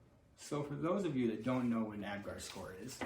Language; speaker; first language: English; native; English